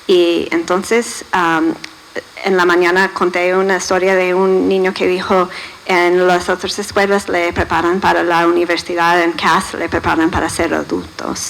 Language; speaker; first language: Spanish; non-native, fluent; English